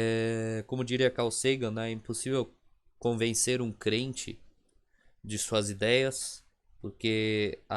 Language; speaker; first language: Portuguese; native; Portuguese